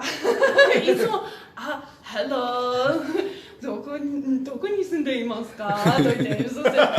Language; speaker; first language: Japanese; non-native, learner; English